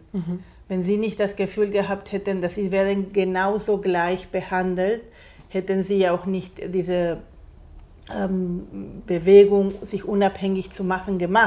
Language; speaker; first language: German; non-native, fluent; Spanish